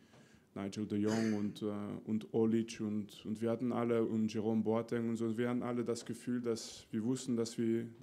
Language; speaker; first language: German; non-native, fluent; French